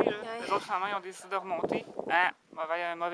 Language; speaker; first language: French; native; French